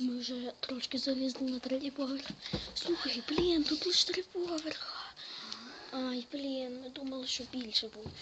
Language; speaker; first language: Ukrainian; native; Ukrainian